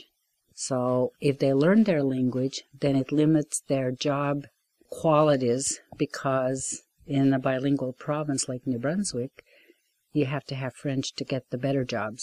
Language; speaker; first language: English; non-native, fluent; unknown